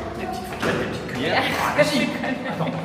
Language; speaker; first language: French; native; French